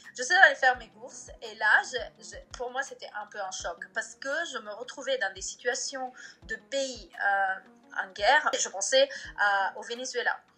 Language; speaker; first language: French; non-native, fluent; Italian